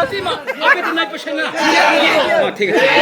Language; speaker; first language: Hindi; non-native, local second language; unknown